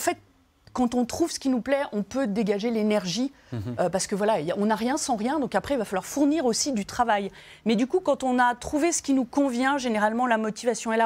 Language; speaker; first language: French; native; French